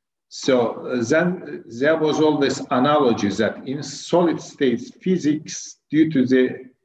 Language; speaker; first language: English; non-native, fluent; Turkish